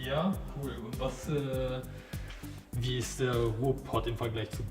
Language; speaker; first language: German; early bilingual, other home language; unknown